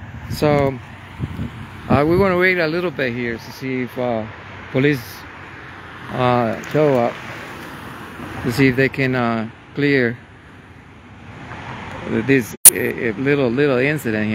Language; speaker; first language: English; non-native, fluent; Spanish